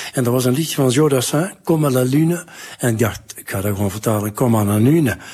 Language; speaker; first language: Dutch; native; Dutch